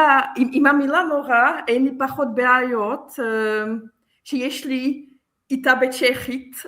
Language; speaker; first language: Hebrew; non-native, fluent; Czech